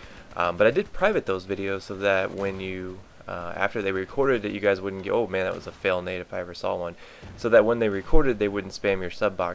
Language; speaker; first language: English; native; English